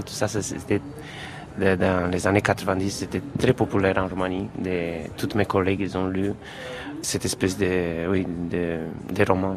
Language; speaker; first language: French; non-native, fluent; Romanian